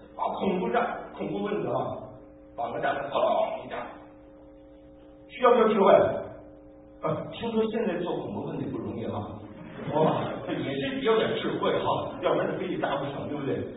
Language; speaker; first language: Chinese; native; Chinese